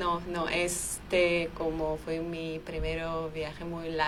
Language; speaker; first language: Spanish; non-native, fluent; Armenian